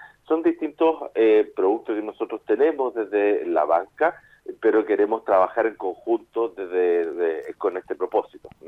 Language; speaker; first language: Spanish; native; Spanish